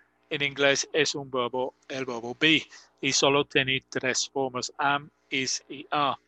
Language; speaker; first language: Spanish; non-native, fluent; English